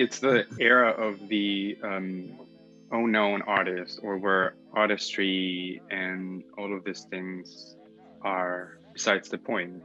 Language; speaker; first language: English; non-native, fluent; Spanish